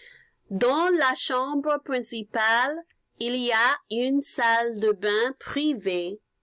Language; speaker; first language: French; non-native, learner; English